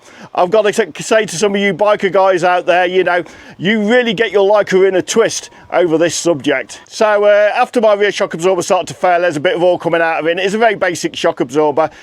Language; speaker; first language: English; native; English